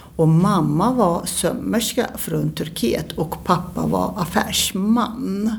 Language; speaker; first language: Swedish; early bilingual, other home language; Turkish